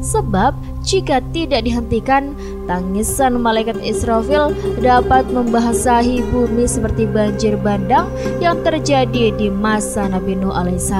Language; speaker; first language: Indonesian; native; Indonesian